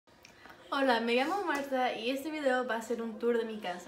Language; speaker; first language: Spanish; early bilingual, heritage; Spanish